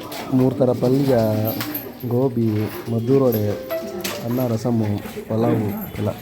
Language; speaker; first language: Kannada; native; Kannada